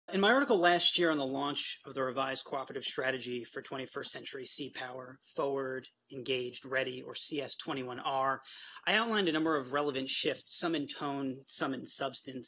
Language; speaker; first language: English; native; English